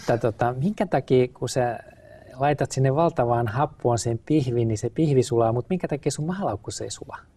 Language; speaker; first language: Finnish; native; Finnish